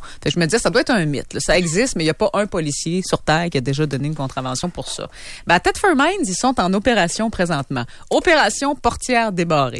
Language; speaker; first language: French; native; French